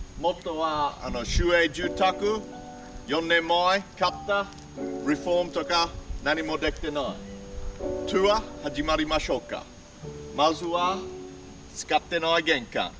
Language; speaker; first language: Japanese; non-native, learner; English